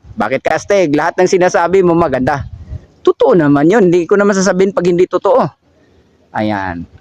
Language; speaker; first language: Filipino; native; Filipino